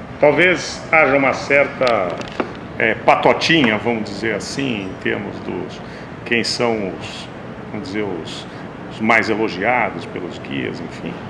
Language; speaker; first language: Portuguese; native; Portuguese